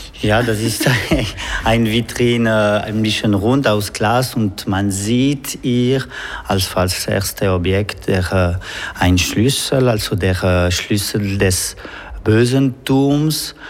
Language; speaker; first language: German; non-native, local second language; French